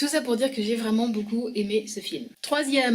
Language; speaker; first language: French; native; French